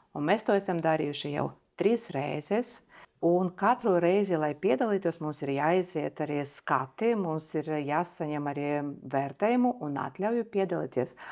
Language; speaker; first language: Latvian; early bilingual, other home language; Belarusian